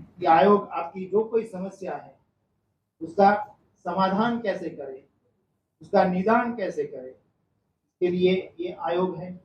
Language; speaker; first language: Hindi; non-native, local second language; Gujarati